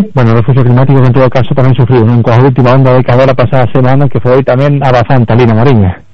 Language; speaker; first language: Galician; non-native, local second language; Spanish